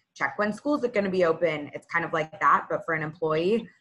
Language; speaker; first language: English; native; English